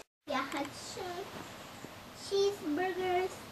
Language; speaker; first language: Russian; early bilingual, heritage; Russian